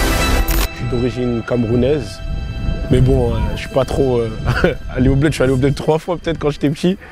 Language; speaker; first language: French; native; French